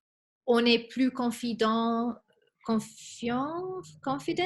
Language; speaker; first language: French; non-native, fluent; Spanish